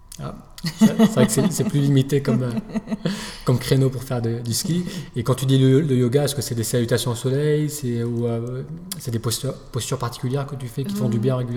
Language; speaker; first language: French; native; French